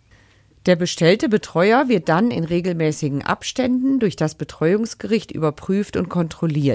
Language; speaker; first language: German; native; German